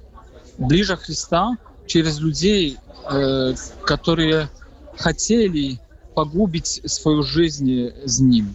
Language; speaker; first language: Russian; non-native, fluent; Polish